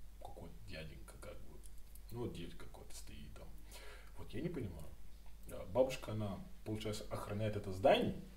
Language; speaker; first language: Russian; non-native, learner; Yoruba